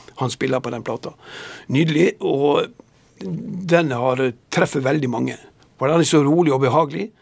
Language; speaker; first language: Norwegian; native; Norwegian